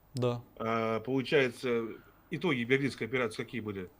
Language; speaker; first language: Russian; native; Russian